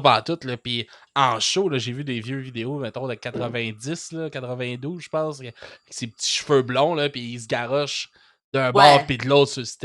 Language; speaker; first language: French; native; French